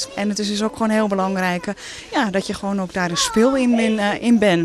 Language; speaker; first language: Dutch; native; Dutch